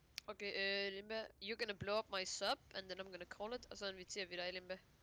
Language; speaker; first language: English; non-native, fluent; Danish